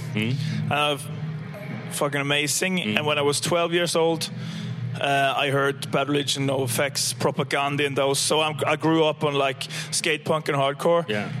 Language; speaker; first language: English; non-native, fluent; Norwegian